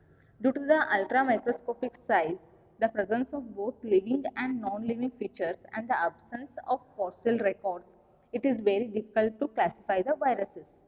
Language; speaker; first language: English; non-native, local second language; Kannada